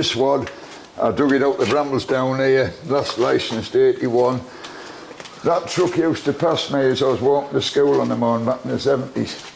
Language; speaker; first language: English; native; English